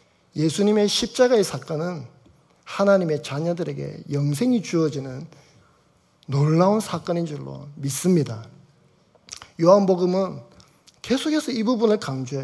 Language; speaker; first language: Korean; native; Korean